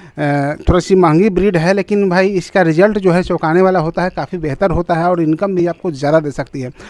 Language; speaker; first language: Hindi; native; Hindi